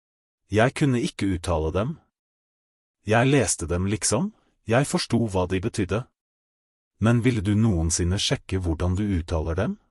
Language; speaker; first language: Norwegian; non-native, fluent; Russian